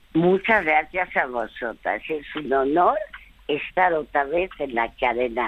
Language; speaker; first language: Spanish; early bilingual, other home language; French